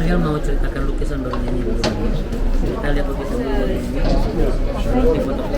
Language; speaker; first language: Indonesian; native; Indonesian